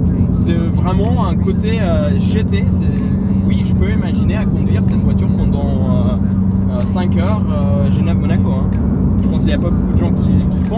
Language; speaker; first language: French; non-native, fluent; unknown